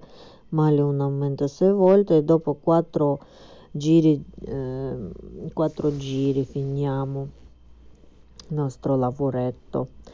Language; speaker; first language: Italian; non-native, fluent; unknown